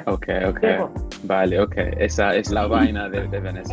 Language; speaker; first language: Spanish; non-native, fluent; English